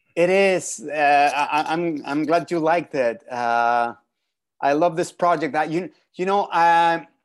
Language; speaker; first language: English; non-native, fluent; Spanish